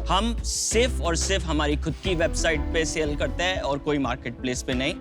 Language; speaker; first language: Hindi; early bilingual, heritage; Hindi